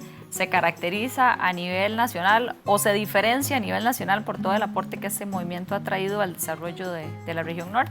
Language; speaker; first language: Spanish; native; Spanish